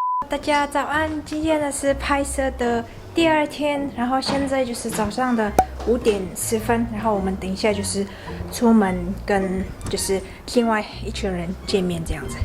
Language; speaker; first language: Chinese; non-native, fluent; Mongolian